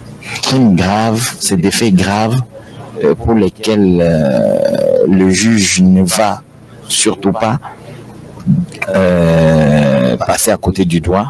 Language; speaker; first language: French; non-native, local second language; Lingala